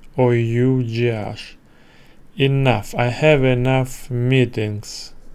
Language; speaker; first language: English; non-native, learner; Russian